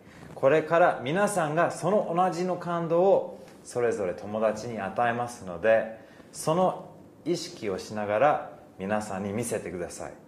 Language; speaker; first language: Japanese; early bilingual, heritage; English